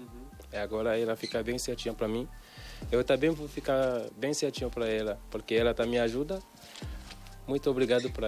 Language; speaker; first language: Portuguese; non-native, learner; Haitian Creole